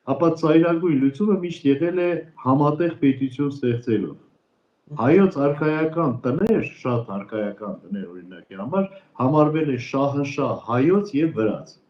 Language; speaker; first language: Armenian; native; Armenian